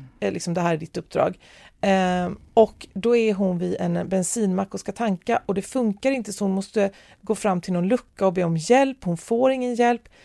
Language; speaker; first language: Swedish; native; Swedish